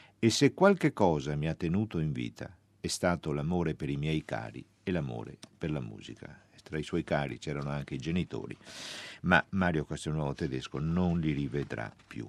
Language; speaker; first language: Italian; native; Italian